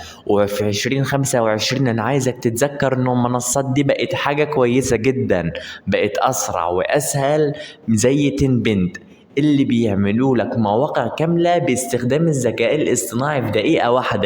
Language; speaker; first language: Arabic; native; Arabic